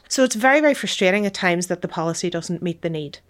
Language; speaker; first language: English; native; English